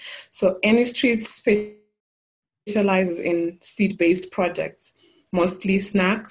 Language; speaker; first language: English; non-native, local second language; Shona